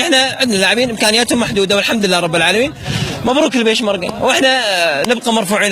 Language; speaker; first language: Arabic; native; Arabic